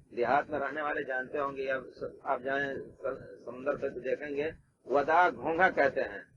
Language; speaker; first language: Urdu; native; Urdu